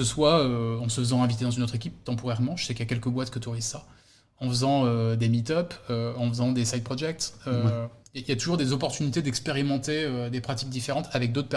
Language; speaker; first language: French; native; French